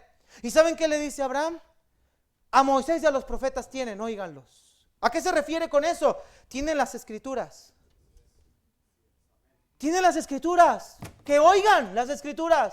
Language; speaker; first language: Spanish; native; Spanish